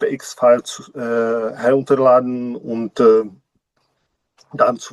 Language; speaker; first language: German; non-native, learner; Czech